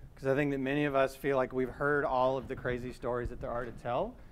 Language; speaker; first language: English; native; English